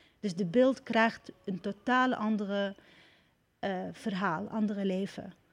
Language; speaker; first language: Dutch; non-native, fluent; Arabic